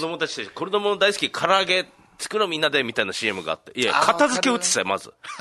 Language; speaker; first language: Japanese; native; Japanese